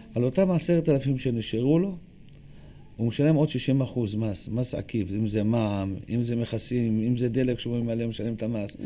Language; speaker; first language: Hebrew; native; Hebrew